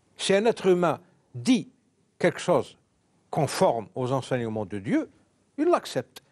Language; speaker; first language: French; non-native, local second language; Arabic